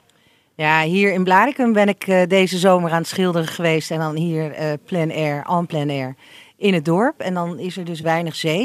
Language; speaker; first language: Dutch; native; Dutch